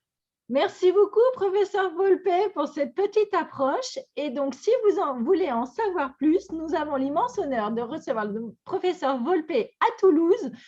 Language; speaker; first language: French; native; French